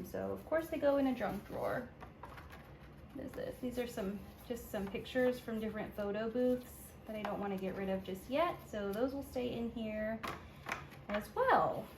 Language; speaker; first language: English; native; English